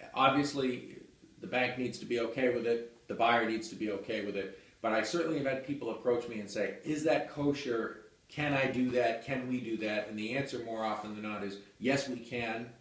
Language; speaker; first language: English; native; English